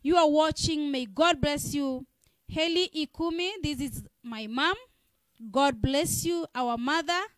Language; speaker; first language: English; non-native, local second language; Swahili